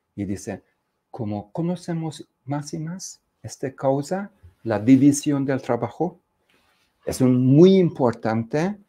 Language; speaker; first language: Spanish; non-native, fluent; Hungarian